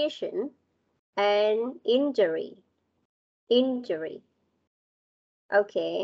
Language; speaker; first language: English; non-native, learner; Vietnamese